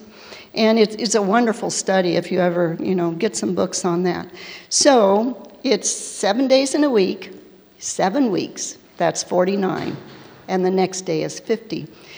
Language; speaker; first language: English; native; English